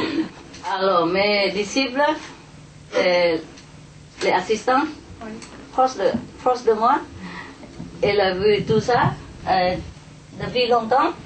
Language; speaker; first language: French; non-native, learner; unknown